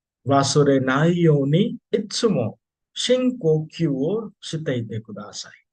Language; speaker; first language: Japanese; non-native, fluent; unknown